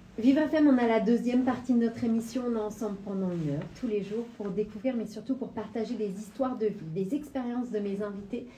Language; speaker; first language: French; native; French